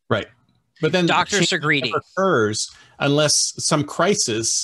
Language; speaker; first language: English; native; English